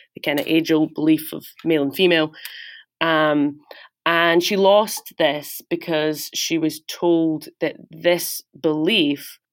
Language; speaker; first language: English; native; English